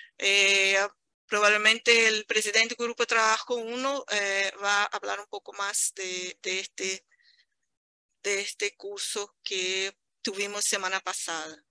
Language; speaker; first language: Spanish; non-native, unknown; Portuguese